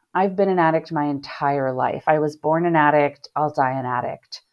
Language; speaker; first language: English; native; English